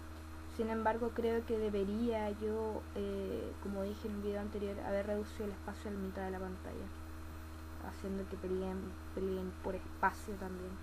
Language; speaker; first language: Spanish; native; Spanish